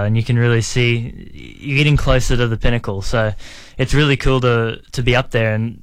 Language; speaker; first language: English; native; English